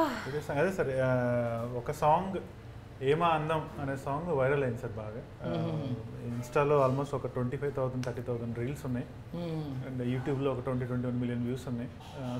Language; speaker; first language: Telugu; native; Telugu